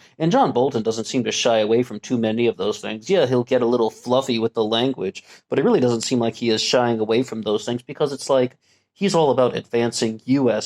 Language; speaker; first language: English; native; English